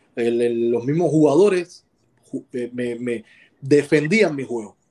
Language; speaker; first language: Spanish; native; Spanish